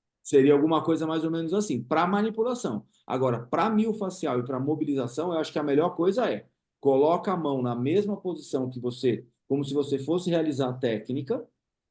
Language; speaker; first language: Portuguese; native; Portuguese